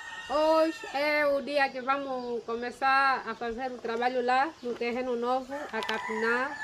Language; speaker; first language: Portuguese; non-native, local second language; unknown